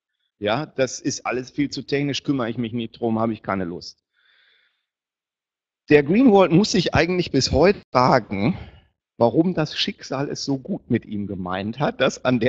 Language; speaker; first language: German; native; German